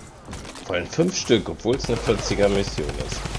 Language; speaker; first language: German; native; German